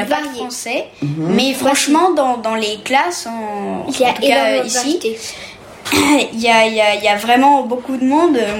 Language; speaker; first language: French; early bilingual, heritage; French